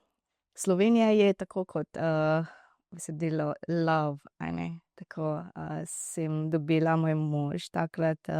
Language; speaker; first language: Slovenian; non-native, learner; Divehi